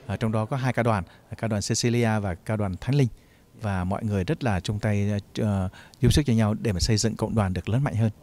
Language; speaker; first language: Vietnamese; native; Vietnamese